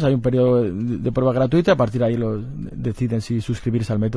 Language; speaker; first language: Spanish; native; Spanish